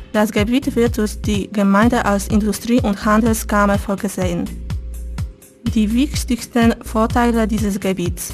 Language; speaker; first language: German; non-native, fluent; Polish